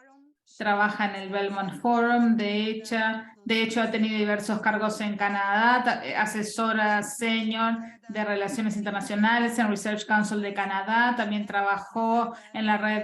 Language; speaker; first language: Spanish; non-native, fluent; Portuguese